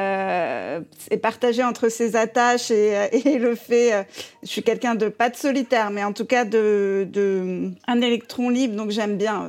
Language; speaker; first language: French; native; French